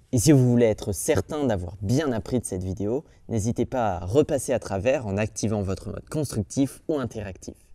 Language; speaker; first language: French; native; French